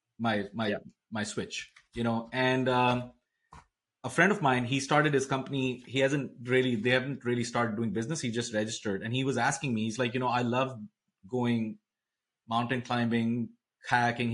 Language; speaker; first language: English; non-native, local second language; Hindi